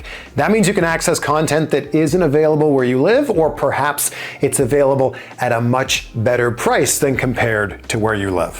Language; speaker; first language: English; native; English